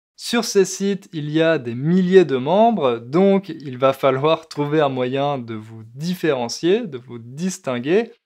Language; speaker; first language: French; native; French